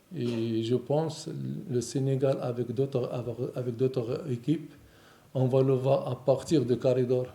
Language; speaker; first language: French; non-native, local second language; Arabic